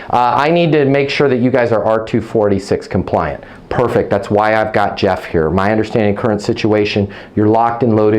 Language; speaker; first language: English; native; English